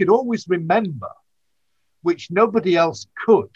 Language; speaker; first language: English; native; English